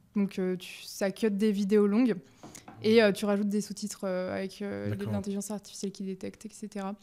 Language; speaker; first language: French; native; French